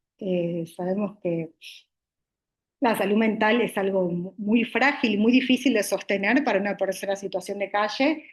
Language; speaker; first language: Spanish; native; Spanish